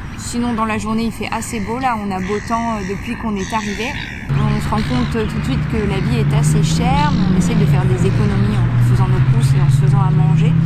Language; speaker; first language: French; native; French